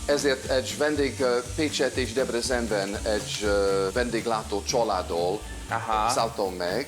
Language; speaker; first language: Hungarian; non-native, fluent; English